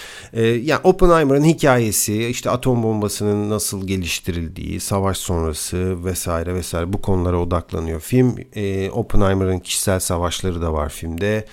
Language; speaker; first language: Turkish; native; Turkish